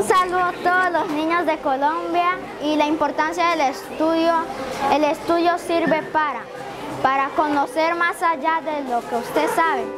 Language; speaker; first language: Spanish; non-native, local second language; Portuguese